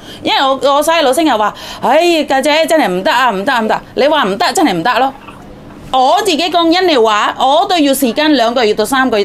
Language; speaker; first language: Cantonese; non-native, fluent; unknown